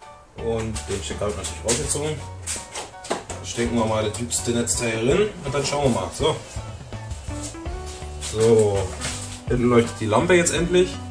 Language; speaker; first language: German; native; German